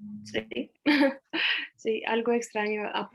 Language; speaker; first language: Spanish; non-native, fluent; Russian